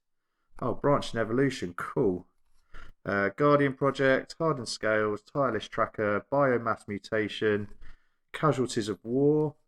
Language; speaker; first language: English; native; English